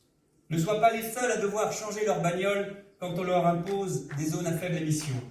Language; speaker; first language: French; native; French